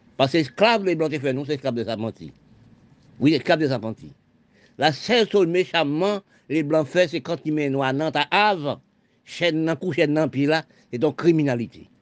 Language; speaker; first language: French; non-native, local second language; Haitian Creole